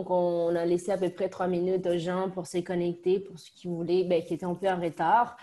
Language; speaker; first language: French; native; French